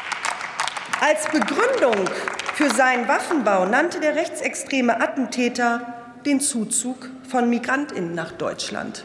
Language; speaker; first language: German; early bilingual, other home language; Turkish